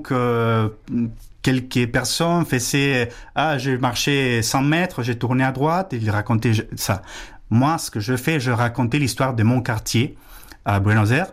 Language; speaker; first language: French; non-native, fluent; Spanish